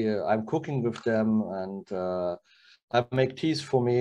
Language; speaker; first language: English; non-native, learner; German